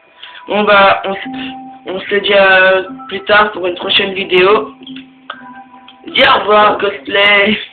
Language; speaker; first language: French; native; French